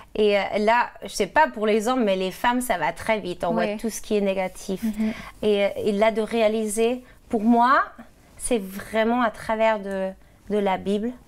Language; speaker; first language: French; non-native, fluent; German